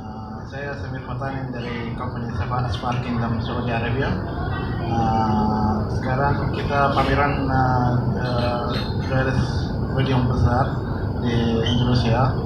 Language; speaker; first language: Indonesian; non-native, learner; Arabic